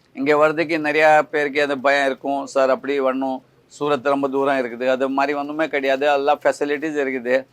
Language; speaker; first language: Tamil; non-native, learner; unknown